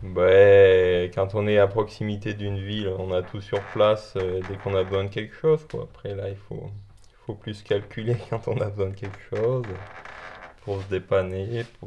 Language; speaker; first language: French; native; French